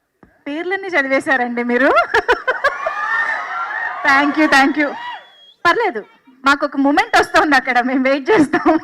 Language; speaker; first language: Telugu; native; Telugu